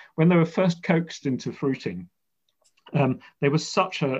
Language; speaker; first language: English; native; English